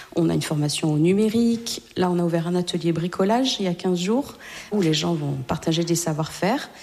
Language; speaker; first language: French; native; French